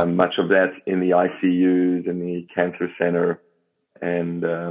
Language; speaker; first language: English; native; English